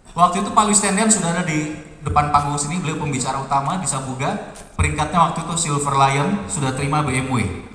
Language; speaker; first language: Indonesian; native; Indonesian